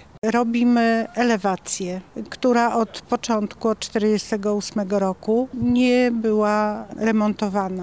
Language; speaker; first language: Polish; native; Polish